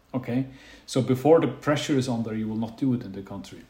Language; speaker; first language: English; non-native, fluent; Faroese